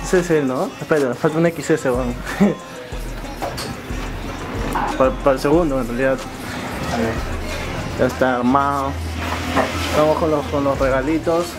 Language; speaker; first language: Spanish; native; Spanish